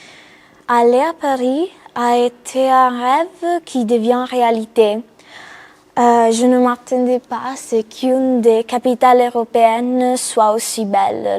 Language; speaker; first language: French; non-native, fluent; Italian